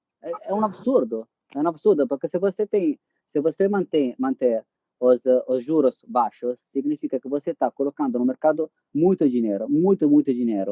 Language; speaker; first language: Portuguese; non-native, fluent; Italian